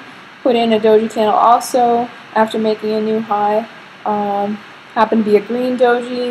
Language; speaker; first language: English; native; English